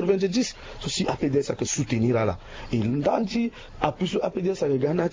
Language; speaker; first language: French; non-native, local second language; Sango